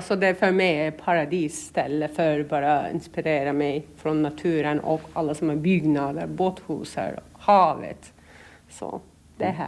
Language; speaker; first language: Swedish; non-native, learner; Turkish